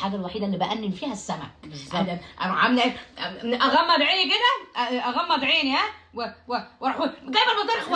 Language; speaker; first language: Arabic; native; Arabic